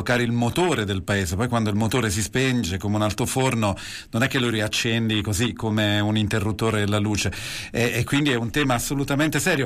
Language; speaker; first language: Italian; native; Italian